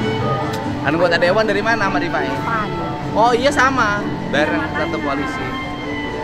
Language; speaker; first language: Indonesian; native; Indonesian